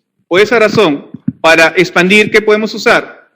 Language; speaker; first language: Spanish; native; Spanish